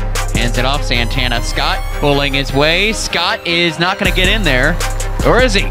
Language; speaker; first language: English; native; English